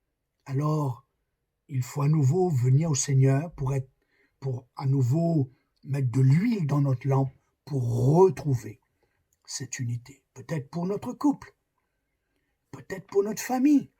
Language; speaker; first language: French; native; French